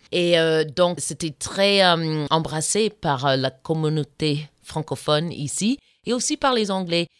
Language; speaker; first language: French; non-native, fluent; English